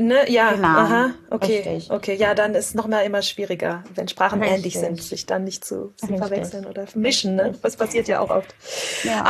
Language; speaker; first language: German; native; German